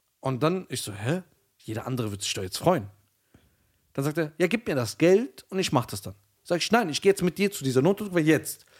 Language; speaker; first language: German; early bilingual, other home language; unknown